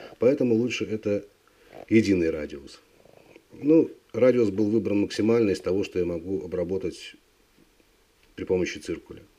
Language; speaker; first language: Russian; native; Russian